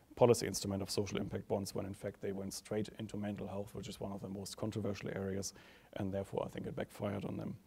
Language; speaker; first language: English; non-native, fluent; German